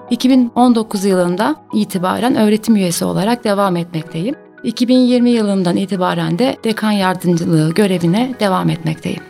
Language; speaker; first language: Turkish; native; Turkish